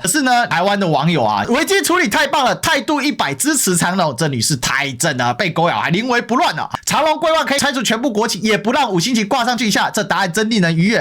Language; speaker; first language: Chinese; native; Chinese